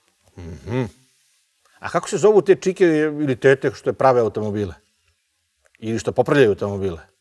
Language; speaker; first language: Serbian; native; Serbian